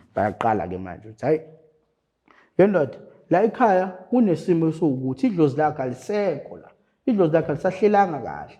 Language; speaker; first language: Zulu; native; Zulu